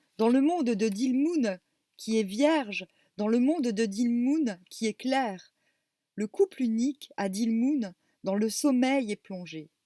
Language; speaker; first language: French; native; French